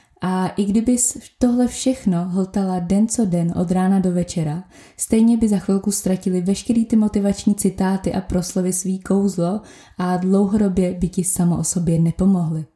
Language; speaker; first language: Czech; native; Czech